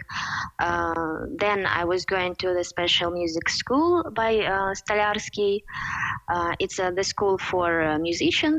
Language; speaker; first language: English; non-native, fluent; Ukrainian